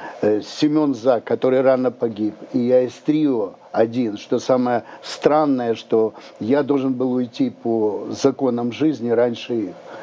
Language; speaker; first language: Russian; native; Russian